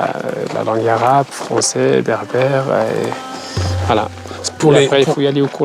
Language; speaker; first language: French; non-native, local second language; Berber languages